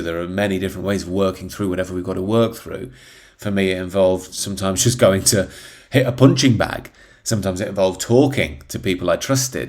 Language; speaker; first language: English; native; English